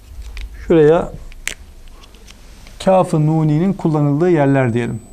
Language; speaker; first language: Turkish; native; Turkish